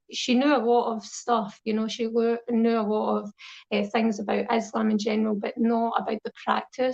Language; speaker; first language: English; native; English